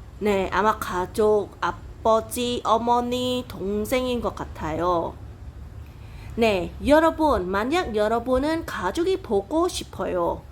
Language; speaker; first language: Korean; non-native, fluent; Khmer